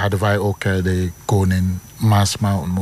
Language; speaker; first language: Dutch; non-native, fluent; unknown